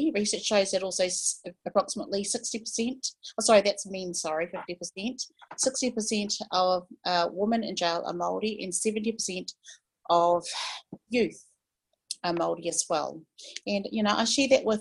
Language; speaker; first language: English; native; English